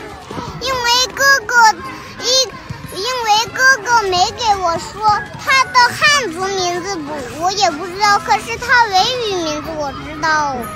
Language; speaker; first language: Chinese; non-native, local second language; Uyghur